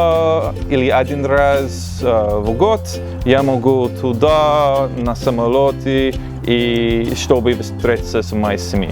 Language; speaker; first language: Russian; non-native, learner; English